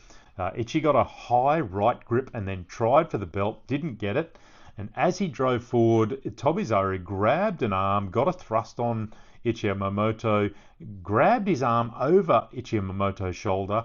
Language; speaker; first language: English; native; English